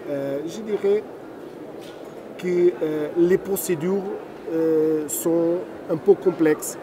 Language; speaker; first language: French; non-native, fluent; Portuguese